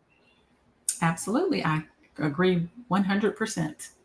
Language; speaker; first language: English; native; English